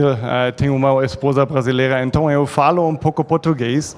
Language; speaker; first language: Portuguese; non-native, learner; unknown